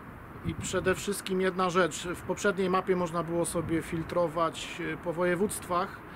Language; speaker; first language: Polish; native; Polish